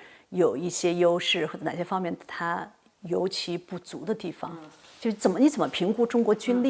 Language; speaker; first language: Chinese; native; Chinese